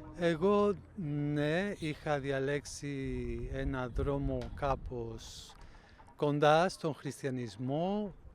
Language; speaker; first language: Greek; non-native, fluent; Spanish